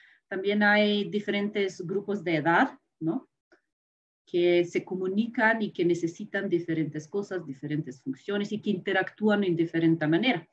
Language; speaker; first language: Spanish; non-native, fluent; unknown